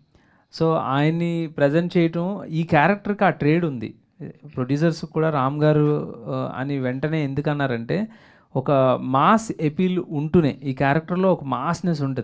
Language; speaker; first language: Telugu; native; Telugu